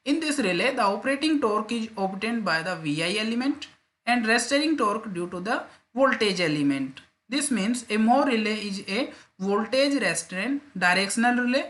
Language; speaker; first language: English; non-native, local second language; Hindi